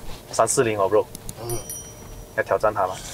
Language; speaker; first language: Chinese; native; Chinese